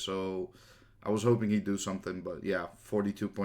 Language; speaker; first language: English; non-native, fluent; Dutch